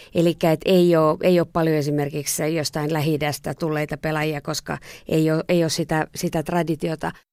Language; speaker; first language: Finnish; native; Finnish